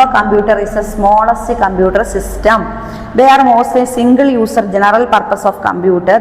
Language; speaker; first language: English; non-native, local second language; Malayalam